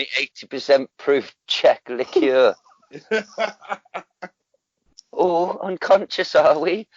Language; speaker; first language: English; native; English